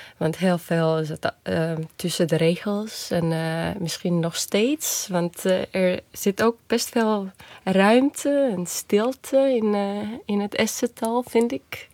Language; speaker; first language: Dutch; non-native, fluent; Estonian